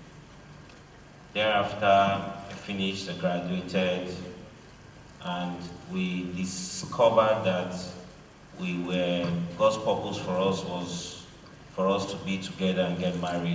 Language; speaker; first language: English; non-native, local second language; Esan